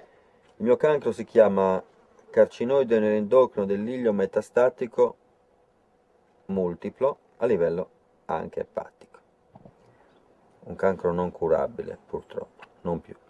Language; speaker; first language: Italian; native; Italian